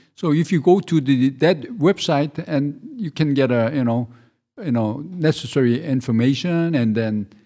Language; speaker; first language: English; non-native, fluent; Korean